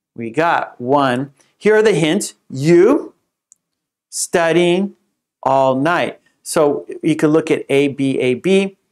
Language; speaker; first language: English; native; English